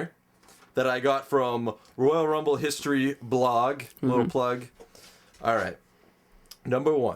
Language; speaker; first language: English; native; English